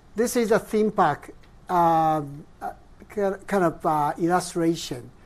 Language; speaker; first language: English; non-native, fluent; Japanese